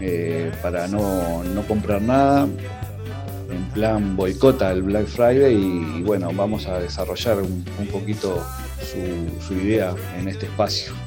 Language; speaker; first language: Spanish; native; Spanish